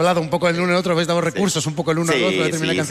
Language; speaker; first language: Spanish; native; Spanish